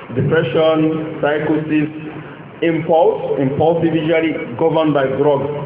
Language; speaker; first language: English; non-native, local second language; Yoruba